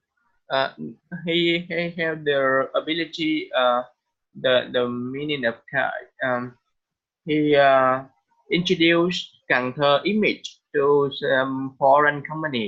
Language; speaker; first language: English; non-native, learner; Vietnamese